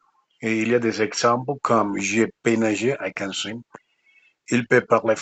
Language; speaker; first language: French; non-native, fluent; Spanish